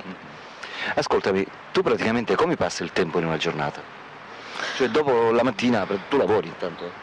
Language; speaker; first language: Italian; native; Italian